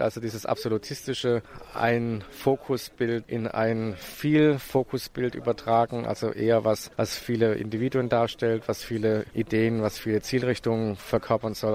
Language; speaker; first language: German; native; German